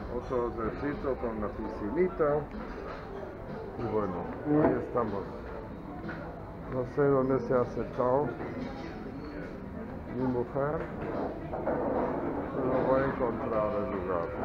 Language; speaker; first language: Spanish; non-native, fluent; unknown